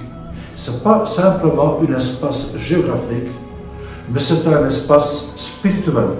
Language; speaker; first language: French; non-native, local second language; Dutch